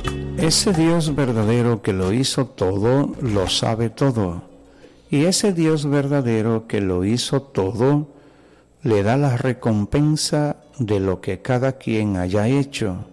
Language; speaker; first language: Spanish; native; Spanish